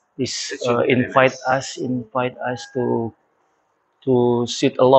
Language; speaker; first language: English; non-native, learner; Indonesian